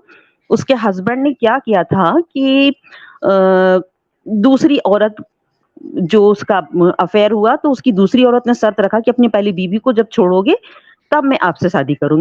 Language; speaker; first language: Hindi; native; Hindi